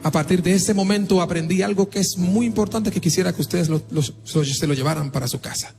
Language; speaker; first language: Spanish; non-native, fluent; Haitian Creole